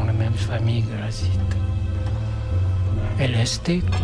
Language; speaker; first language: French; non-native, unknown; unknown